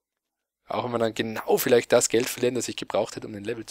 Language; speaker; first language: German; native; German